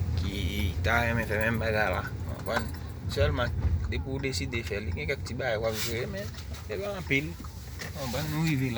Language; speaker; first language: French; non-native, learner; Haitian Creole